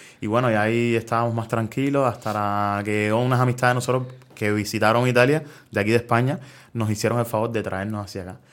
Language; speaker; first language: Spanish; native; Spanish